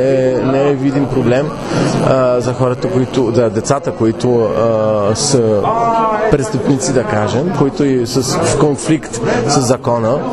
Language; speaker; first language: Bulgarian; non-native, fluent; French